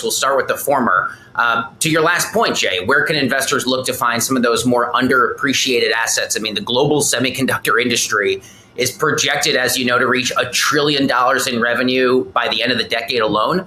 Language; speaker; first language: English; native; English